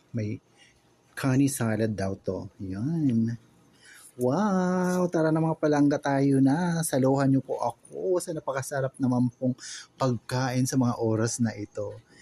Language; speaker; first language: Filipino; non-native, local second language; Waray